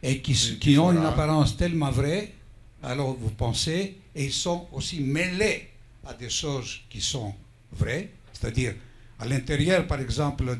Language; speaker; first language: French; non-native, fluent; Greek